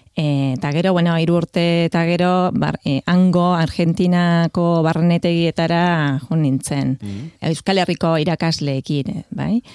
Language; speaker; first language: Basque; non-native, fluent; Spanish